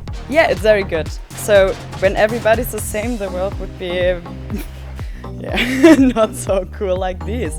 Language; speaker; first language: English; non-native, fluent; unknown